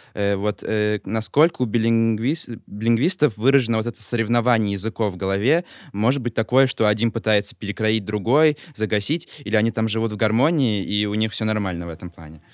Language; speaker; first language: Russian; early bilingual, other home language; Azerbaijani